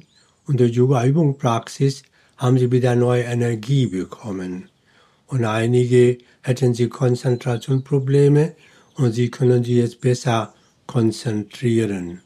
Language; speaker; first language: German; non-native, fluent; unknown